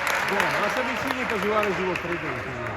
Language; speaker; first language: Italian; native; Italian